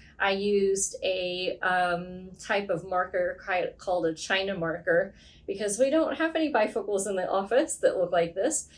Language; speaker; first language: English; native; English